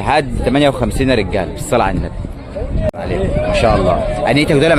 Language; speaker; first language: Arabic; native; Arabic